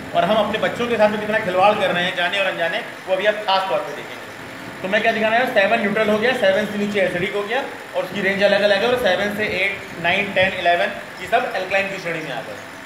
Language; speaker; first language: Hindi; native; Hindi